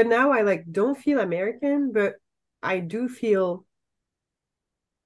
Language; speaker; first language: English; non-native, fluent; French